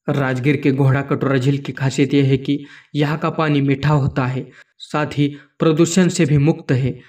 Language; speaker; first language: Hindi; non-native, local second language; Marathi